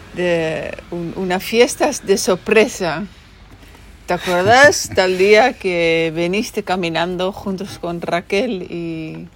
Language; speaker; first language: Spanish; non-native, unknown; Dutch